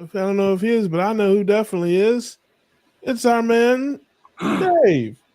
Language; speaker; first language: English; native; English